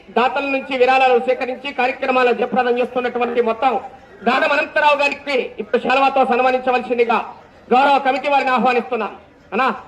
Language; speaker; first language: Telugu; native; Telugu